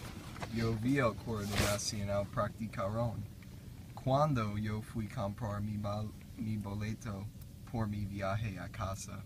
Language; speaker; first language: Spanish; non-native, learner; English